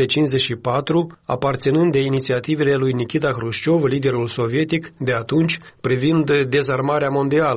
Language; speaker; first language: Romanian; native; Romanian